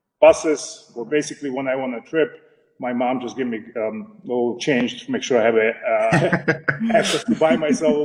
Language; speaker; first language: English; non-native, fluent; Slovak